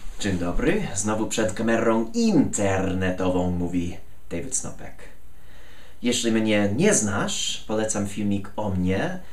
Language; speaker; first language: Polish; non-native, fluent; English